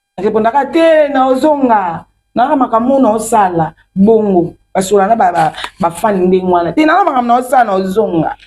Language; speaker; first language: Lingala; non-native, local second language; Kongo